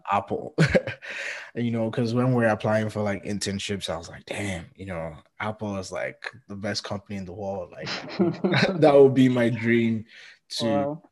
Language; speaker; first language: English; non-native, local second language; Yoruba